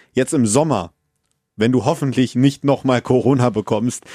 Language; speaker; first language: German; native; German